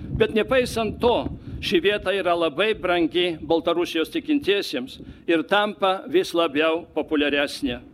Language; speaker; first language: Lithuanian; non-native, fluent; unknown